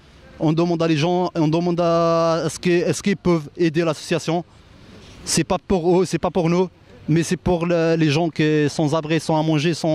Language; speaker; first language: French; non-native, fluent; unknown